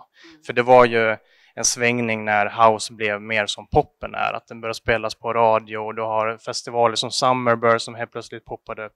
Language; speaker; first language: Swedish; native; Swedish